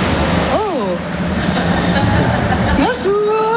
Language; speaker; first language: French; native; French